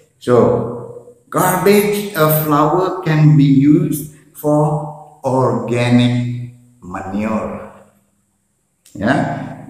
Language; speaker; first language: English; non-native, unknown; Balinese